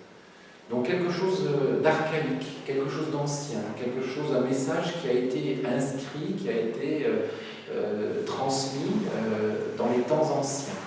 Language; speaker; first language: French; native; French